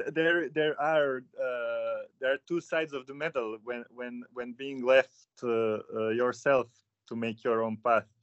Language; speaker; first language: English; non-native, fluent; Serbian